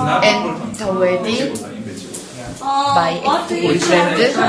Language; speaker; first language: English; non-native, learner; Korean